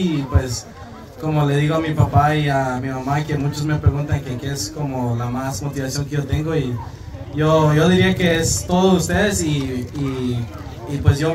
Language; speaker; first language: Spanish; early bilingual, heritage; Spanish